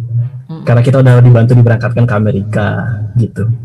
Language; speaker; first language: Indonesian; native; Indonesian